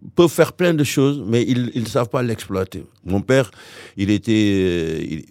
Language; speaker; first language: French; non-native, local second language; Wolof